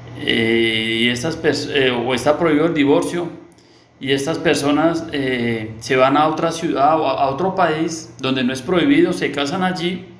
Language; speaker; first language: Spanish; native; Spanish